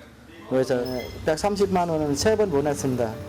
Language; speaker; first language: Korean; non-native, learner; Vietnamese